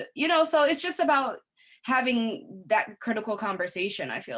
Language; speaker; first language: English; native; English